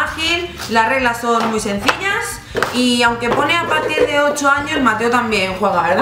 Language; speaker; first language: Spanish; native; Spanish